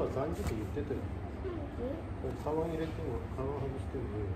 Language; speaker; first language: Japanese; early bilingual, other home language; Hindi